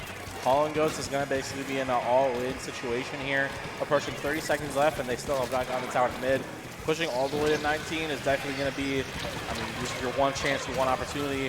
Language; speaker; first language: English; native; English